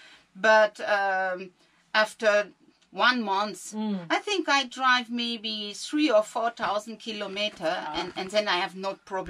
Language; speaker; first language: English; non-native, learner; French